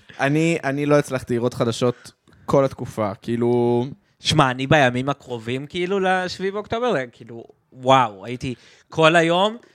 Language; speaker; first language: Hebrew; native; Hebrew